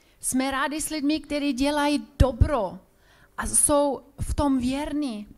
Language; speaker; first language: Czech; non-native, fluent; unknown